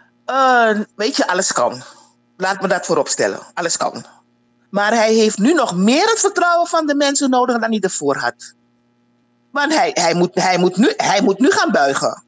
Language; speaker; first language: Dutch; native; Dutch